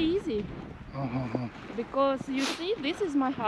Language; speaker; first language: English; non-native, learner; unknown